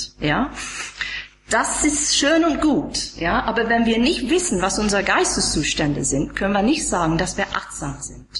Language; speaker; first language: German; non-native, fluent; English